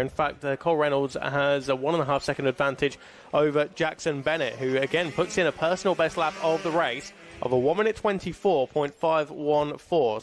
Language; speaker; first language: English; native; English